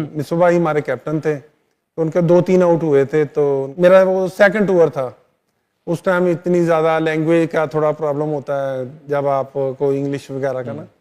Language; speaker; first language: Urdu; non-native, local second language; Punjabi